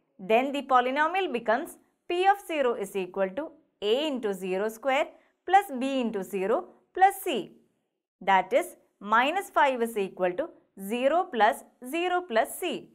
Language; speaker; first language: English; non-native, local second language; Malayalam